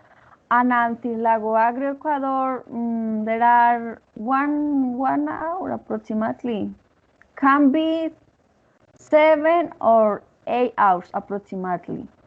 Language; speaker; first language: English; non-native, learner; Spanish